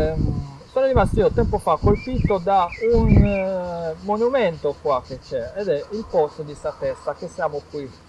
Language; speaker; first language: Italian; native; Italian